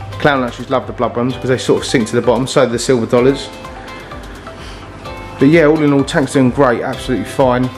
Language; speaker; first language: English; native; English